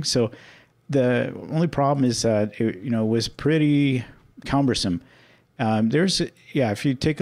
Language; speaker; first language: English; native; English